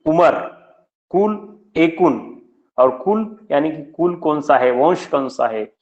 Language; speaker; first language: Hindi; non-native, local second language; Marathi